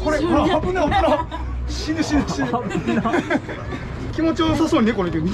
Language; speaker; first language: Japanese; native; Japanese